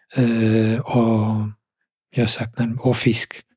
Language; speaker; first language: Swedish; non-native, fluent; Portuguese